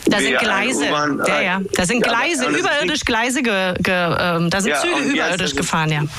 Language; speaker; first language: German; native; German